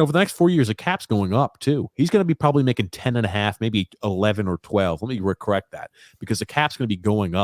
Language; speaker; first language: English; native; English